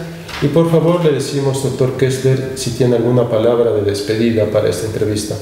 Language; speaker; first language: Spanish; native; Spanish